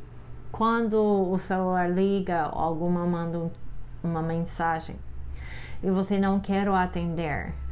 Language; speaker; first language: Portuguese; non-native, fluent; English